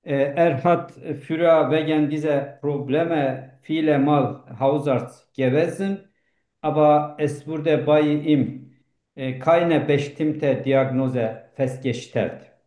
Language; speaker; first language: German; non-native, learner; Turkish